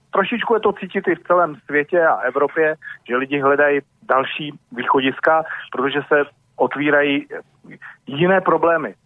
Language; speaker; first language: Czech; native; Czech